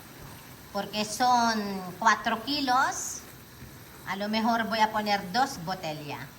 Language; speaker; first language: Spanish; non-native, fluent; Filipino